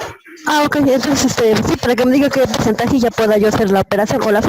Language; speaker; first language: Spanish; native; Spanish